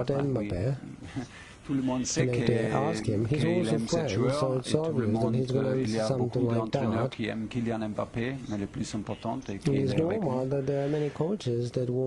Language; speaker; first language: French; non-native, fluent; German